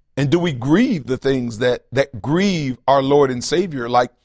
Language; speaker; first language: English; native; English